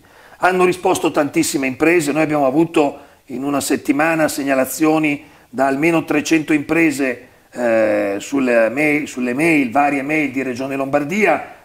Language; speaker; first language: Italian; native; Italian